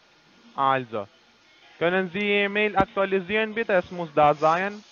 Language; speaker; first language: German; non-native, learner; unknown